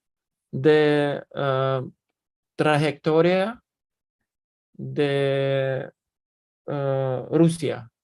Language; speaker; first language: Spanish; non-native, learner; Russian